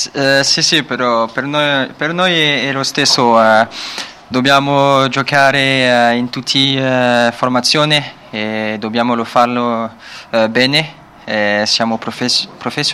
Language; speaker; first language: Italian; non-native, learner; French